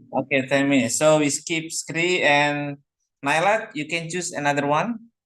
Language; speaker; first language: English; non-native, fluent; Indonesian